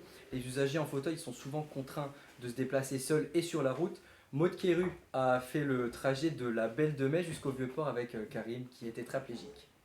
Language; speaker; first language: French; native; French